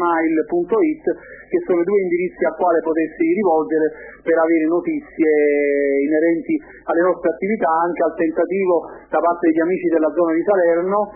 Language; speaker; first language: Italian; native; Italian